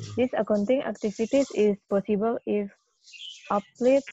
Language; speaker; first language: English; non-native, fluent; Indonesian